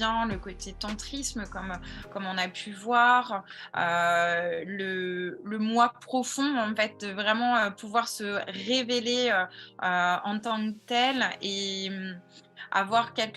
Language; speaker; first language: French; native; French